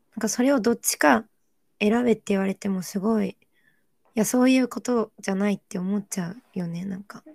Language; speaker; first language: Japanese; early bilingual, other home language; Korean